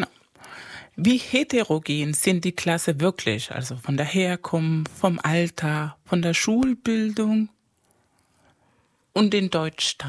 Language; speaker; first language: German; non-native, fluent; Spanish